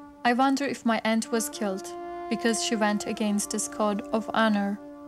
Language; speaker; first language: English; non-native, fluent; Turkish